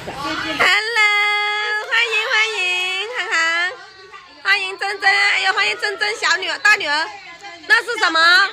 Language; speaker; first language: Chinese; native; Chinese